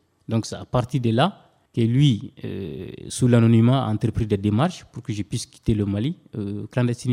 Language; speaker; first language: French; non-native, local second language; Bambara